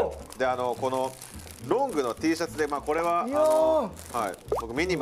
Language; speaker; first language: Japanese; native; Japanese